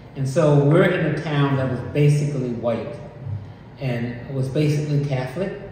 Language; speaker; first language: English; native; English